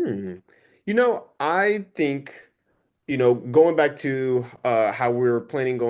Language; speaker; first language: English; native; English